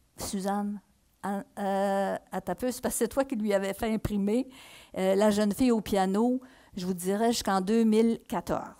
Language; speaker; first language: French; native; French